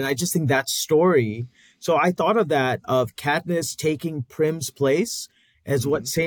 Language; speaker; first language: English; native; English